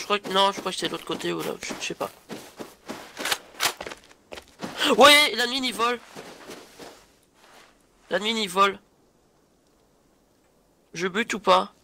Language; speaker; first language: French; native; French